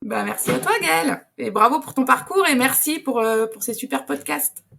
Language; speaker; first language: French; native; French